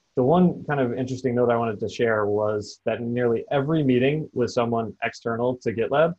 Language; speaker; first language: English; native; English